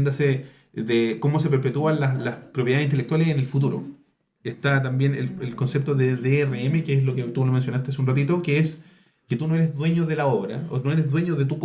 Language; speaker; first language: Spanish; native; Spanish